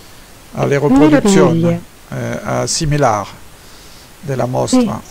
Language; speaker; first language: Italian; non-native, learner; French